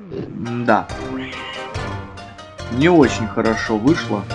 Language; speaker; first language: Russian; native; Russian